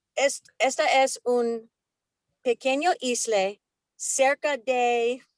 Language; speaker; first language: Spanish; non-native, learner; English